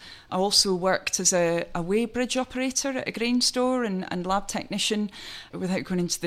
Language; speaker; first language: English; native; English